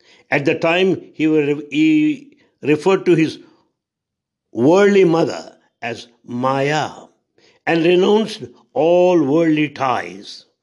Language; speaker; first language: English; non-native, local second language; Telugu